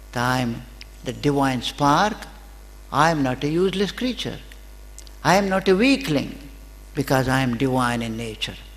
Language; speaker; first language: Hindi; non-native, local second language; Kannada